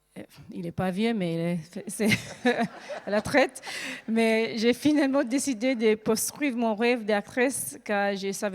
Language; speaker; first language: French; non-native, learner; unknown